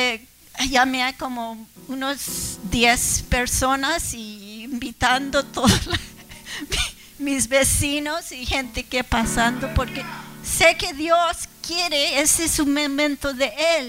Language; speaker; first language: Spanish; early bilingual, heritage; English